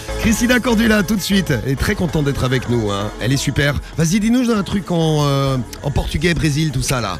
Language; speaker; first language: French; native; French